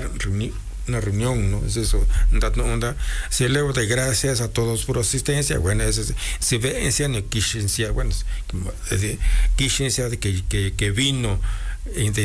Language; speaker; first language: Spanish; non-native, local second language; Mixtepec Mixtec